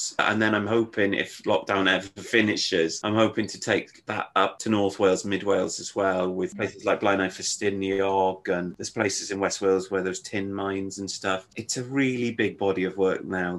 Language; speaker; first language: English; native; English